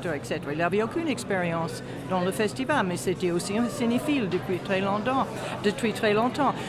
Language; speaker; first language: French; non-native, fluent; English